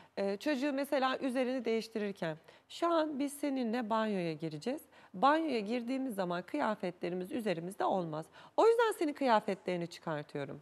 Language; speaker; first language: Turkish; native; Turkish